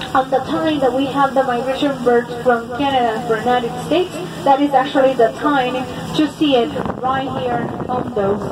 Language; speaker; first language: English; non-native, fluent; Spanish